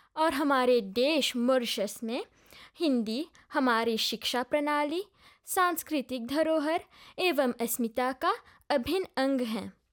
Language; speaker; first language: Hindi; non-native, local second language; Morisyen